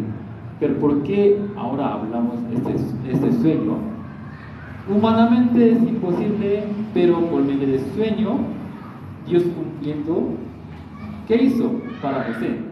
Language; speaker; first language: Spanish; non-native, learner; Korean